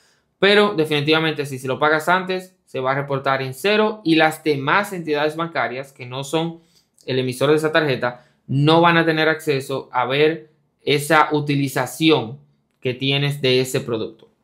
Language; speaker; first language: Spanish; native; Spanish